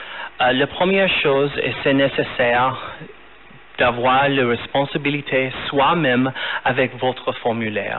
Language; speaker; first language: French; non-native, fluent; English